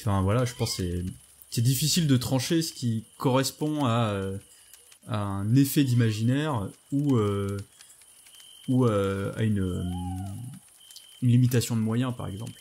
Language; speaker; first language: French; native; French